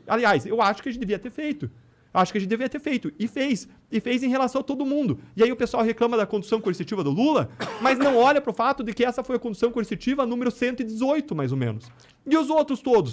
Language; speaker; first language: Portuguese; native; Portuguese